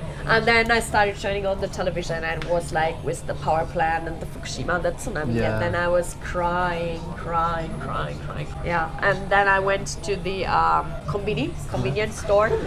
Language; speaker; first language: English; non-native, fluent; German